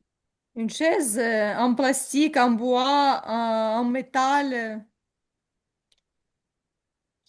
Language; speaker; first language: French; non-native, learner; Ukrainian